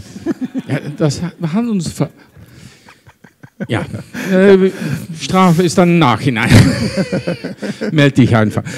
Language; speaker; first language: German; non-native, fluent; Dutch